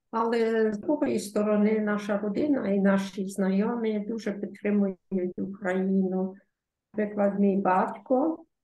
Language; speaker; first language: Ukrainian; early bilingual, heritage; Ukrainian